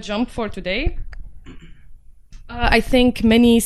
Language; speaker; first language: English; non-native, fluent; Arabic